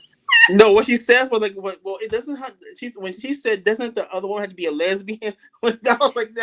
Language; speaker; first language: English; native; English